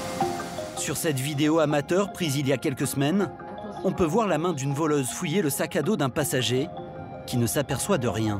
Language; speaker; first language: French; native; French